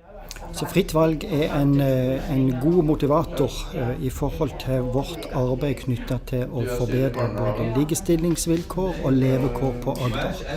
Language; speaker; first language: Norwegian; native; Norwegian